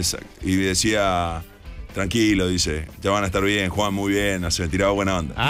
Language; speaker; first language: Spanish; native; Spanish